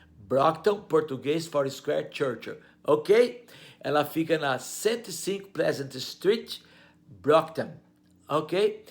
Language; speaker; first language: Portuguese; native; Portuguese